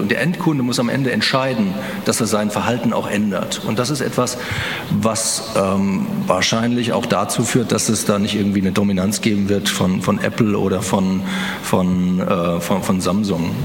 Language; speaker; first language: German; native; German